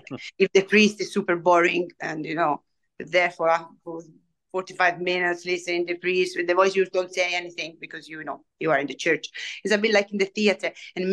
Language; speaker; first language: English; non-native, fluent; Italian